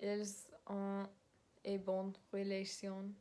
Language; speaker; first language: French; non-native, learner; English